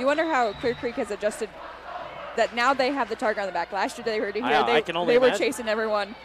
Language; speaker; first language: English; native; English